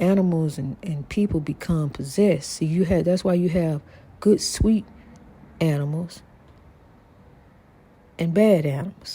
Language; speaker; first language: English; native; English